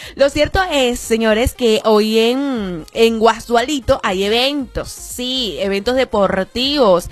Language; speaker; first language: Spanish; native; Spanish